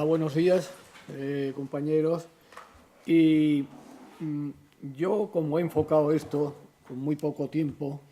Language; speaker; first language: Spanish; native; Spanish